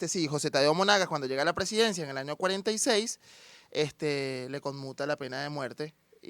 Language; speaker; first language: Spanish; native; Spanish